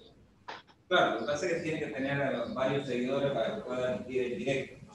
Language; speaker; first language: Spanish; native; Spanish